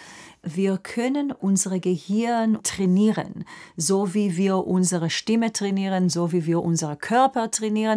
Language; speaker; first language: German; non-native, fluent; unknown